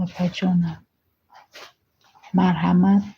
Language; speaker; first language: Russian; non-native, learner; Tajik